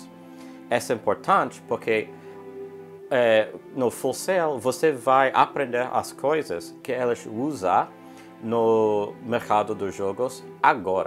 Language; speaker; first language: Portuguese; non-native, learner; English